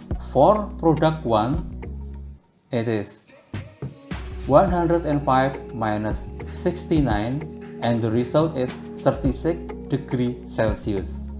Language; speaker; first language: English; non-native, fluent; Indonesian